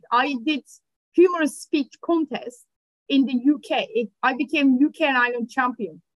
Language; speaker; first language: English; non-native, fluent; Turkish